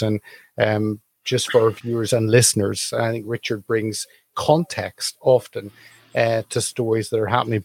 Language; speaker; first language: English; native; English